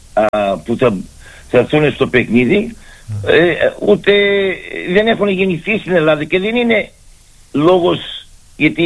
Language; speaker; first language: Greek; early bilingual, heritage; Greek